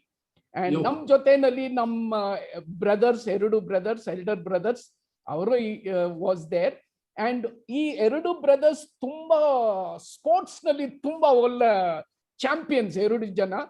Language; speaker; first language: Kannada; non-native, local second language; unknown